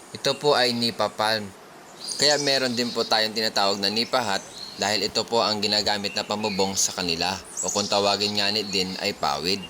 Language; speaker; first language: Filipino; native; Filipino